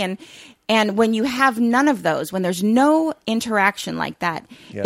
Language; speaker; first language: English; native; English